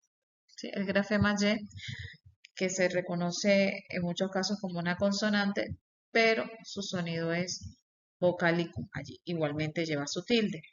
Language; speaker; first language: Spanish; native; Spanish